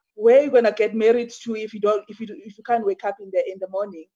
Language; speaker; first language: English; non-native, local second language; Zulu